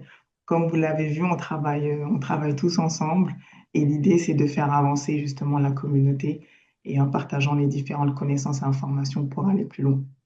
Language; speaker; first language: French; native; French